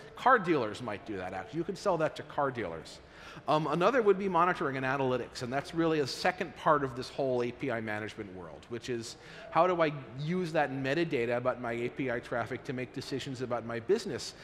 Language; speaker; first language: English; native; English